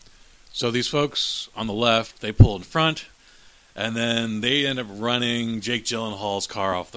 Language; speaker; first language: English; native; English